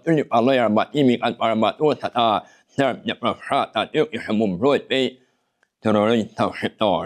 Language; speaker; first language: Albanian; native; Albanian